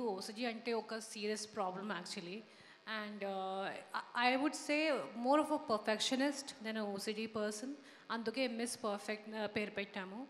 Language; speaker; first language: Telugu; non-native, learner; Hindi